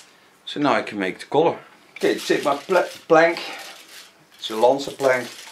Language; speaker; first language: English; non-native, fluent; Dutch